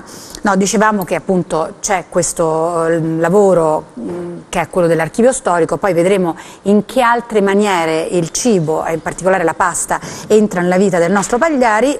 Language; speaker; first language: Italian; native; Italian